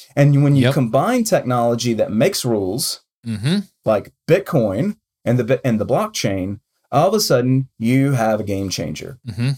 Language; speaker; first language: English; native; English